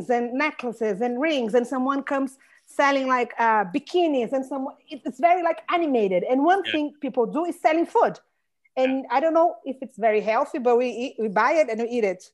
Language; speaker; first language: English; non-native, fluent; Portuguese